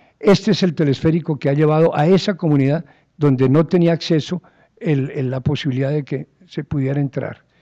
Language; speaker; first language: Spanish; native; Spanish